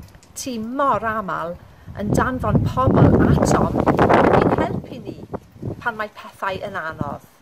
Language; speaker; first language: Welsh; non-native, local second language; English